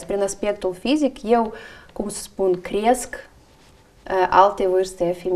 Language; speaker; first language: Romanian; non-native, learner; Russian